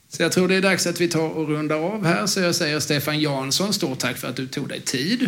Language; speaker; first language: Swedish; native; Swedish